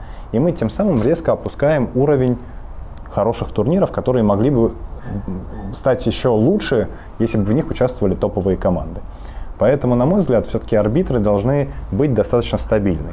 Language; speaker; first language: Russian; native; Russian